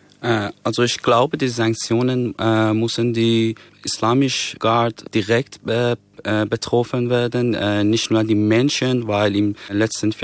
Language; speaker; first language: German; non-native, fluent; Persian